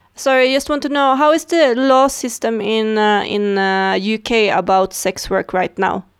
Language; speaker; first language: English; non-native, fluent; Swedish